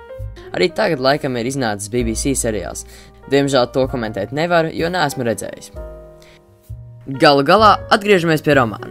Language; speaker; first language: Latvian; native; Latvian